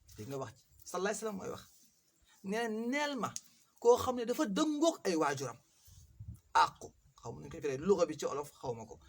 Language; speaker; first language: Wolof; non-native, local second language; Fula